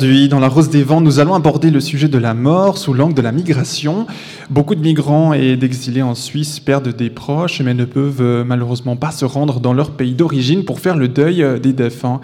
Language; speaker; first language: French; native; French